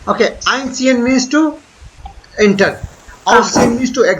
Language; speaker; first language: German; non-native, fluent; Hindi